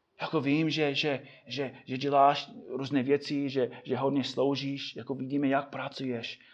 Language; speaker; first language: Czech; non-native, fluent; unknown